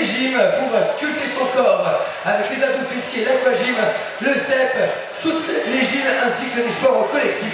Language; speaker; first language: French; native; French